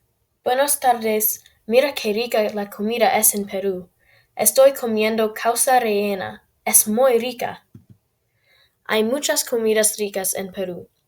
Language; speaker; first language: Spanish; non-native, learner; English